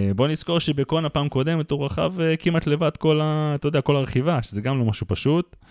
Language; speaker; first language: Hebrew; native; Hebrew